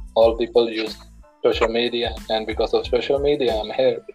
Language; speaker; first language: English; non-native, local second language; Punjabi